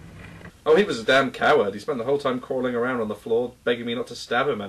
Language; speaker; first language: English; native; English